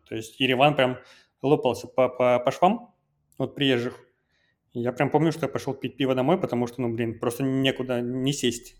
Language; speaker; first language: Russian; native; Russian